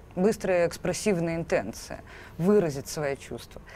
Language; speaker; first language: Russian; native; Russian